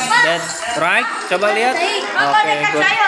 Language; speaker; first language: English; non-native, learner; Indonesian